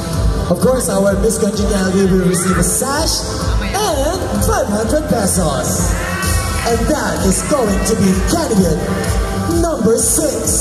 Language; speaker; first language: English; non-native, local second language; Filipino